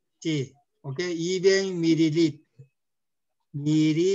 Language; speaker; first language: Korean; non-native, fluent; Spanish